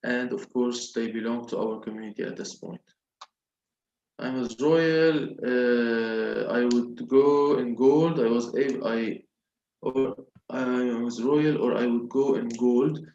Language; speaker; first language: English; non-native, local second language; Arabic